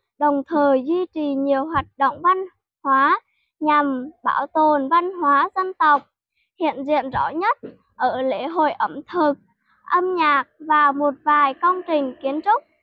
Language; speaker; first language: Vietnamese; non-native, local second language; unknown